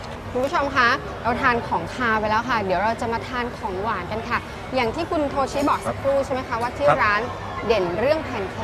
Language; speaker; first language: Thai; native; Thai